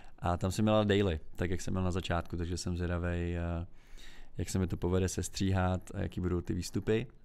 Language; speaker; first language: Czech; native; Czech